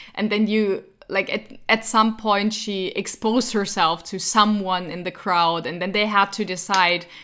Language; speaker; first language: English; non-native, fluent; German